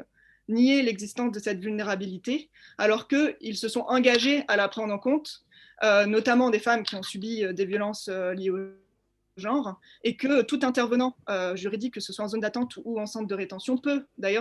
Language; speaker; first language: French; native; French